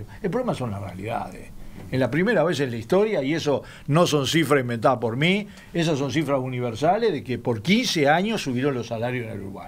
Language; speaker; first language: Spanish; native; Spanish